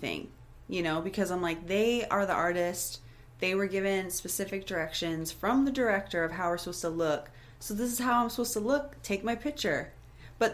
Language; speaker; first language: English; native; English